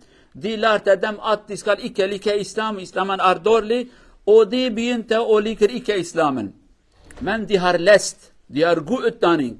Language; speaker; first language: Norwegian; non-native, learner; Kurdish